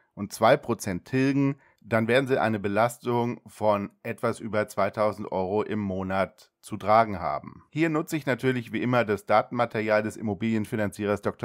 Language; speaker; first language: German; native; German